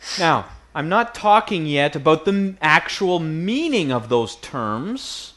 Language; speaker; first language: English; native; English